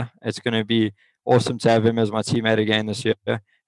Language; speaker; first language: English; native; English